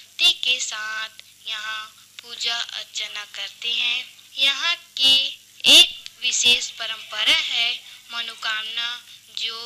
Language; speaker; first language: Hindi; native; Hindi